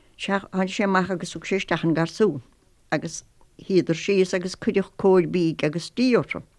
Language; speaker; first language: Irish; native; Irish